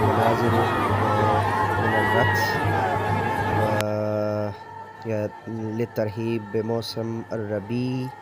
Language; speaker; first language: Arabic; non-native, learner; Urdu